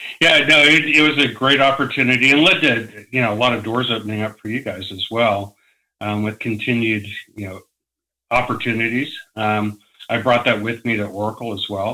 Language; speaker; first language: English; native; English